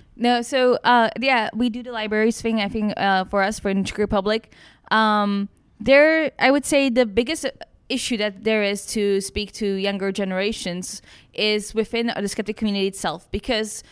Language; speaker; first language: English; non-native, fluent; Czech